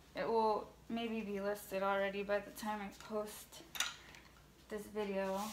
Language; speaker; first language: English; native; English